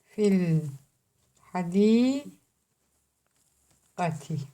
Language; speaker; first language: Arabic; non-native, fluent; Turkish